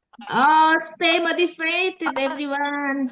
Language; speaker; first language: English; non-native, fluent; Indonesian